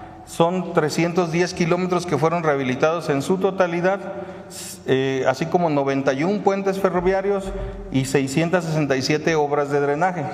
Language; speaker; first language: Spanish; native; Spanish